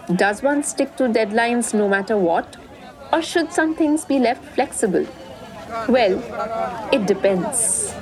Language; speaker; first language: English; non-native, local second language; Bangla